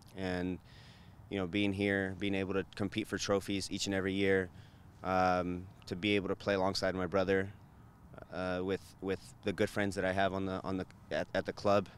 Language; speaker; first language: English; early bilingual, other home language; Spanish